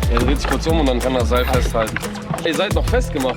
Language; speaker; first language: German; native; German